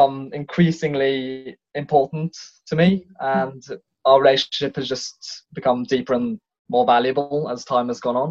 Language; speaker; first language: English; native; English